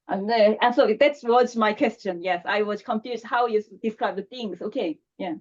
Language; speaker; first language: English; non-native, learner; Korean